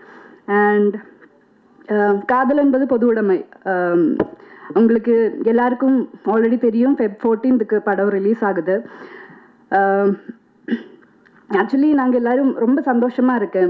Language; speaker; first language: Tamil; non-native, fluent; Malayalam